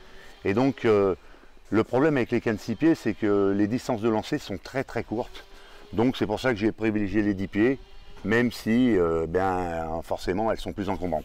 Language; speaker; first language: French; native; French